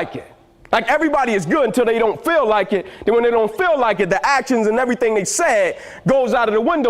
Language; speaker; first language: English; native; English